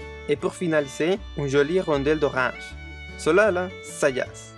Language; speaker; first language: French; non-native, fluent; Spanish